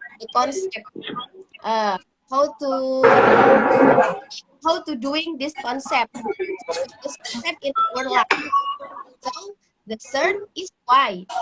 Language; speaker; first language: English; non-native, learner; Indonesian